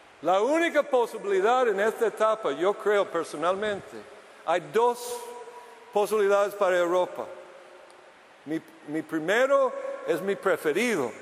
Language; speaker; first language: Spanish; non-native, fluent; English